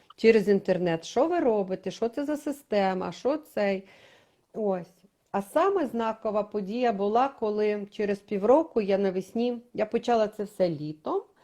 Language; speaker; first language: Ukrainian; native; Ukrainian